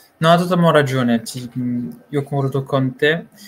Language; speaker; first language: Italian; non-native, learner; Malagasy